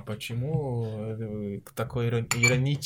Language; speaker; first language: Russian; non-native, learner; Portuguese